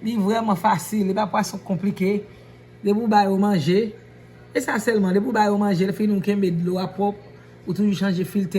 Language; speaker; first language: French; non-native, learner; Haitian Creole